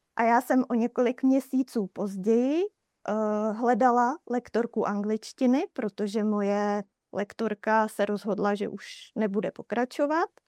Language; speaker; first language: Czech; native; Czech